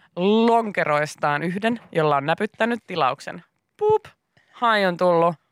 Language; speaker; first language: Finnish; native; Finnish